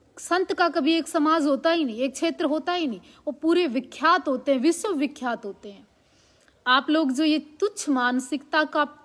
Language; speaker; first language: Hindi; native; Hindi